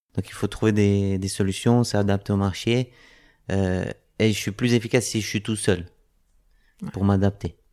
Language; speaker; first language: French; native; French